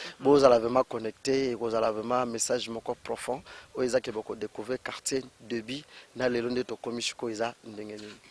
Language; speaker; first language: Lingala; non-native, local second language; Kongo